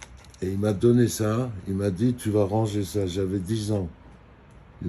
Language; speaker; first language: French; non-native, fluent; Georgian